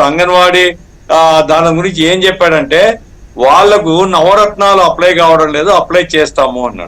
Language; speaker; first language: Telugu; native; Telugu